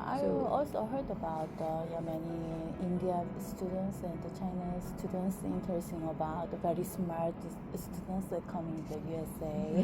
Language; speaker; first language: English; non-native, learner; Korean